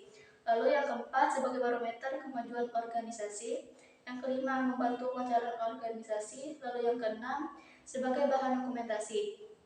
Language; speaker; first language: Indonesian; native; Indonesian